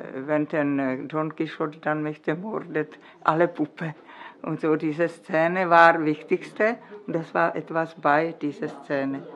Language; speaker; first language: German; non-native, learner; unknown